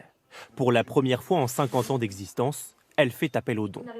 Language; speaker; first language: French; native; French